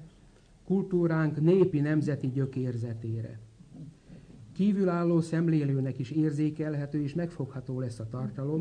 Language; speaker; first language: Hungarian; native; Hungarian